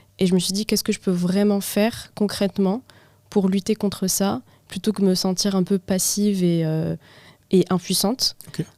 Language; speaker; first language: French; non-native, local second language; Arabic